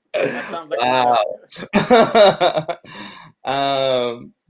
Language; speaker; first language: English; native; English